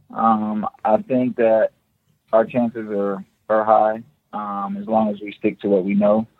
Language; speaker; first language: English; native; English